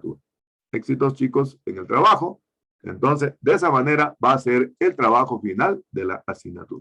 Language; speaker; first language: Spanish; native; Spanish